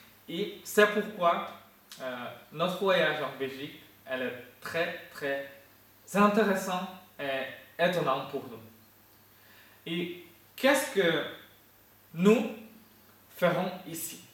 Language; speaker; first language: French; non-native, fluent; Ukrainian